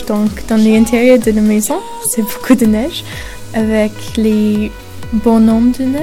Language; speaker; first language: French; non-native, learner; English